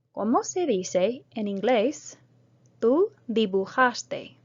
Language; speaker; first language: Spanish; non-native, fluent; English